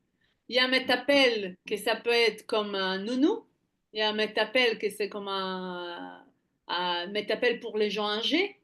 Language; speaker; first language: French; non-native, fluent; Hebrew